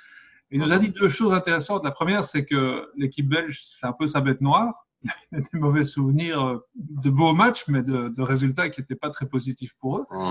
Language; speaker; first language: French; native; French